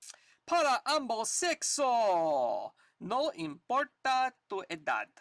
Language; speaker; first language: Spanish; non-native, learner; English